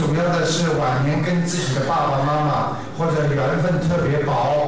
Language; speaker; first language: Chinese; native; Chinese